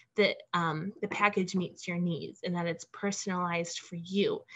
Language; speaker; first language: English; native; English